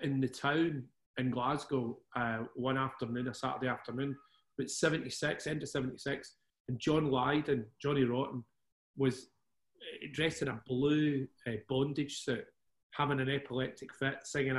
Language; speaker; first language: English; native; English